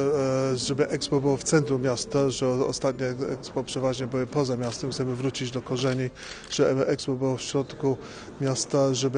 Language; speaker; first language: Polish; early bilingual, heritage; English